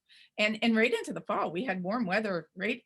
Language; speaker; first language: English; native; English